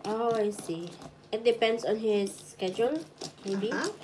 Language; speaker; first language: English; non-native, local second language; Filipino